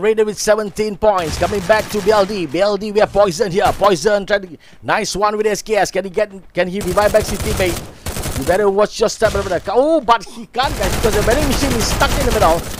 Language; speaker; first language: English; non-native, local second language; Malay